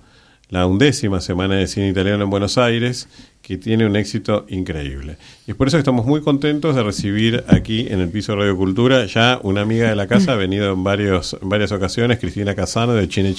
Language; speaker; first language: Spanish; native; Spanish